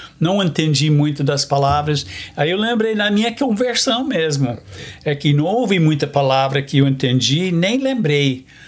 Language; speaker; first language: Portuguese; non-native, fluent; English